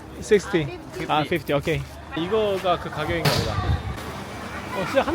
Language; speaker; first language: Korean; native; Korean